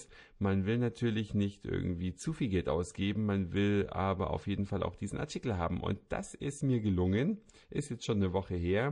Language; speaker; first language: German; native; German